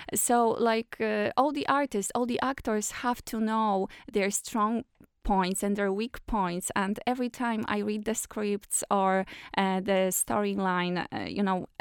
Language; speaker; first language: English; non-native, fluent; Polish